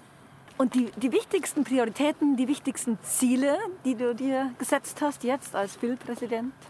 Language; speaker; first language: German; native; German